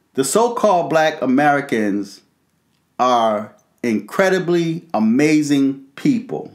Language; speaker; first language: English; native; English